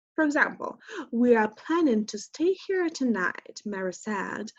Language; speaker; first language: English; non-native, fluent; Russian